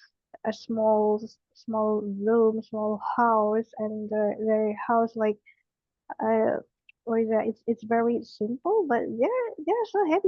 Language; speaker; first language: English; non-native, learner; Indonesian